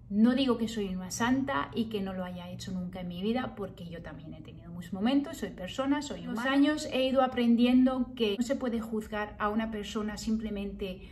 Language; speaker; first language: Spanish; early bilingual, heritage; Spanish